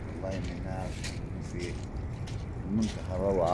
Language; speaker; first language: Arabic; native; Arabic